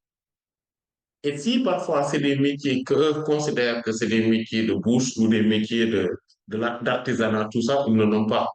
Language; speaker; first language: French; non-native, local second language; Wolof